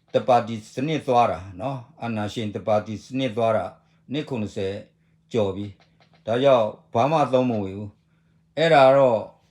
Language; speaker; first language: Burmese; non-native, local second language; S'gaw Karen